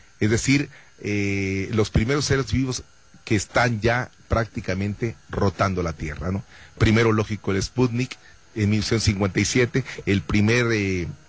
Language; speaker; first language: Spanish; native; Spanish